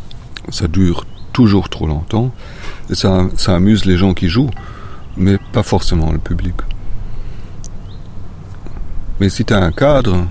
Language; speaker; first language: French; non-native, fluent; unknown